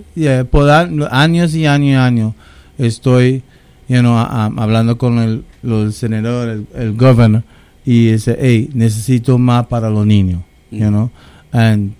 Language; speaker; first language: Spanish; early bilingual, heritage; English